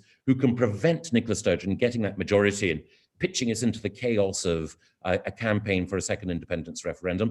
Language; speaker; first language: English; native; English